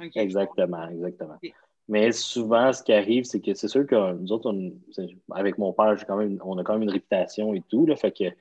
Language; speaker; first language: French; native; French